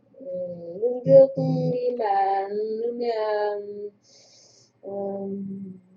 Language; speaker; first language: Korean; non-native, learner; Vietnamese